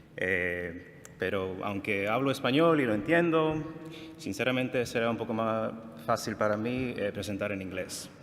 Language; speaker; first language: Spanish; non-native, fluent; English